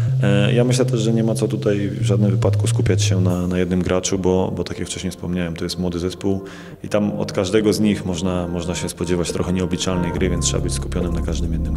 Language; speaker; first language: Polish; native; Polish